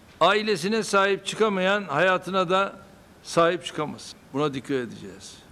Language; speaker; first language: Turkish; native; Turkish